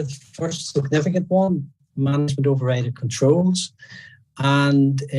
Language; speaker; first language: English; native; English